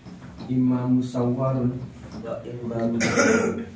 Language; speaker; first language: Arabic; non-native, fluent; Indonesian